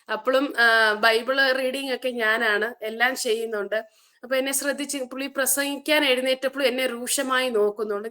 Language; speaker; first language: Malayalam; early bilingual, heritage; Malayalam